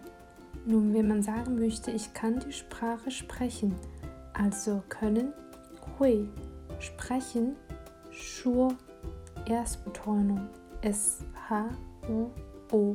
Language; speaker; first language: German; non-native, fluent; Chinese